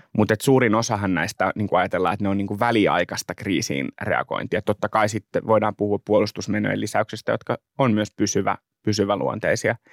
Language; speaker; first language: Finnish; native; Finnish